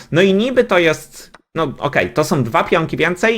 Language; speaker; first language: Polish; native; Polish